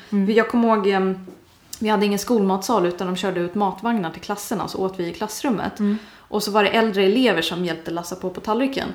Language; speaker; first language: Swedish; early bilingual, other home language; Persian